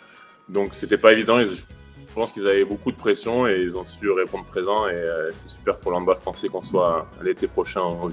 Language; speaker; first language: French; native; French